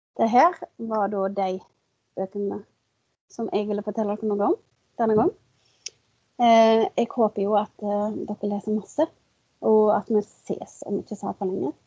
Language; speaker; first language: Norwegian; native; Norwegian